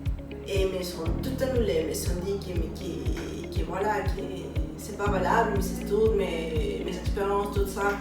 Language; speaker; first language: French; non-native, learner; Spanish